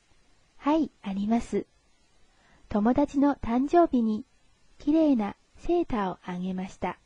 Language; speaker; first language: Japanese; non-native, fluent; Chinese